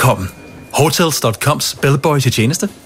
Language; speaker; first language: Danish; native; Danish